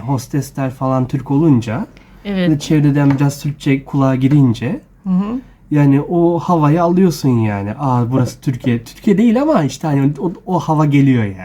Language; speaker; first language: Turkish; non-native, fluent; Japanese